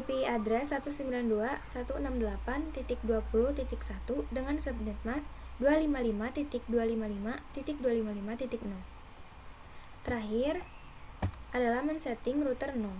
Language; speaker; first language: Indonesian; native; Indonesian